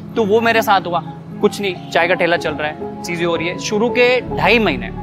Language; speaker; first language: Hindi; native; Hindi